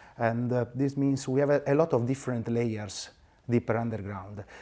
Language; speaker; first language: English; non-native, fluent; Italian